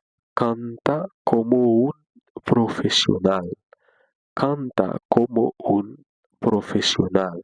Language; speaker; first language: Spanish; non-native, fluent; Haitian Creole